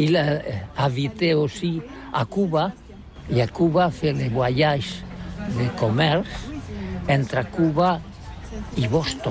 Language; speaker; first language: French; non-native, learner; Catalan